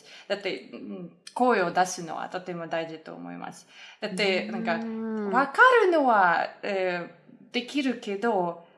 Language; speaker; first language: Japanese; non-native, fluent; Russian